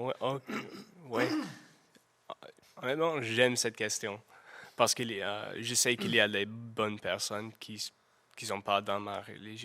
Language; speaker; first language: French; non-native, learner; English